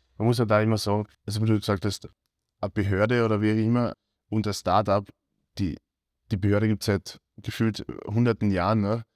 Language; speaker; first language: German; native; German